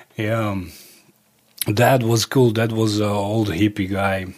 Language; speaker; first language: English; early bilingual, other home language; Croatian